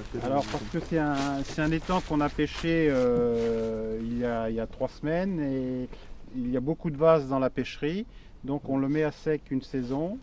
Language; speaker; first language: French; native; French